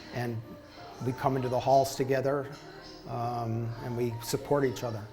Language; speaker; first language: English; native; English